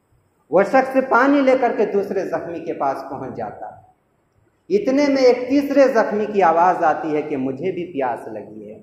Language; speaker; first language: Urdu; native; Urdu